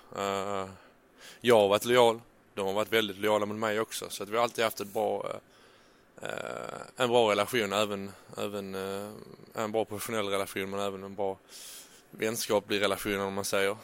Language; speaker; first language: Swedish; native; Swedish